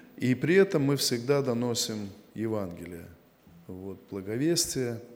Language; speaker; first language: Russian; native; Russian